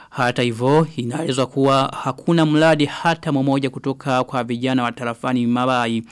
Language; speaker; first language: Swahili; non-native, local second language; Rundi